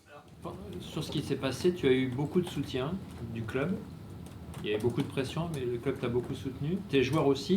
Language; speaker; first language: French; native; French